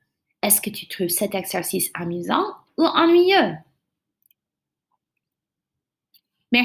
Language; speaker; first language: French; non-native, fluent; English